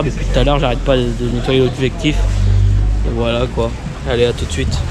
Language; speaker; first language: French; native; French